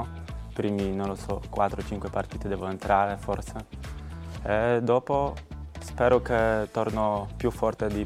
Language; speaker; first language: Italian; non-native, learner; Polish